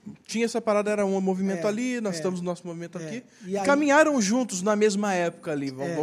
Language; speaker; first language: Portuguese; native; Portuguese